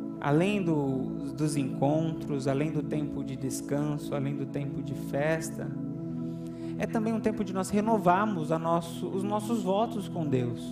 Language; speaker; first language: Portuguese; native; Portuguese